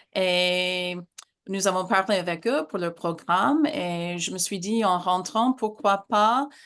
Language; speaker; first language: French; non-native, fluent; English